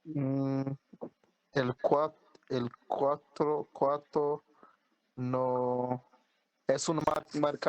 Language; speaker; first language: Spanish; non-native, learner; English